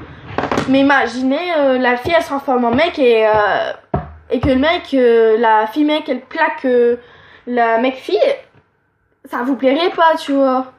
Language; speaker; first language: French; native; French